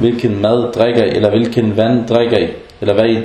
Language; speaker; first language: Danish; non-native, fluent; Arabic